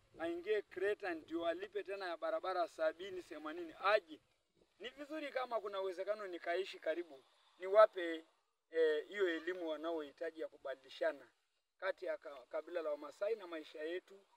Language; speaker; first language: Swahili; non-native, local second language; Masai